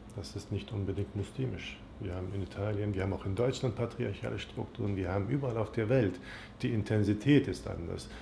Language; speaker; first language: German; non-native, fluent; Turkish